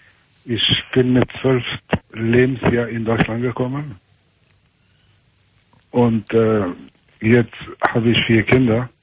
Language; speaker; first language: German; early bilingual, other home language; Albanian